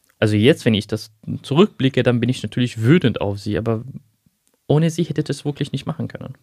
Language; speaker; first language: German; non-native, fluent; Arabic